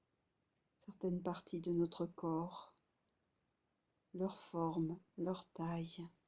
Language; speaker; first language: French; native; French